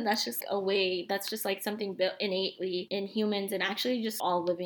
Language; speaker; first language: English; early bilingual, other home language; Bangla